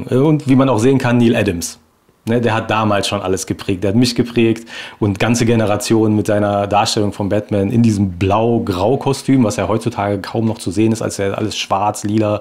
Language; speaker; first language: German; native; German